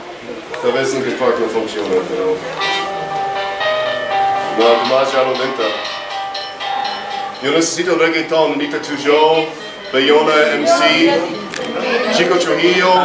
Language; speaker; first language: Spanish; non-native, learner; English